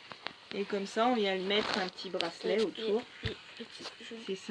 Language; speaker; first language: French; native; French